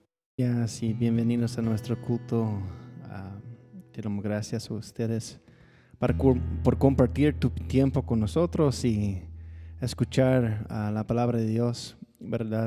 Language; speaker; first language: Spanish; non-native, fluent; English